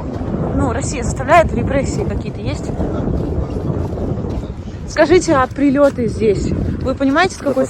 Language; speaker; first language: Russian; native; Russian